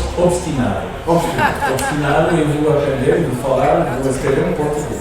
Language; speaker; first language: Portuguese; non-native, learner; English